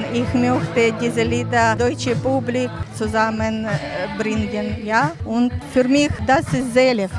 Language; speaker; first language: German; non-native, learner; Ukrainian